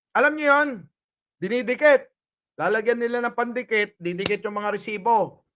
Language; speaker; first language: Filipino; native; Filipino